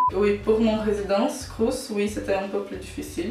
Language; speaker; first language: French; non-native, fluent; Portuguese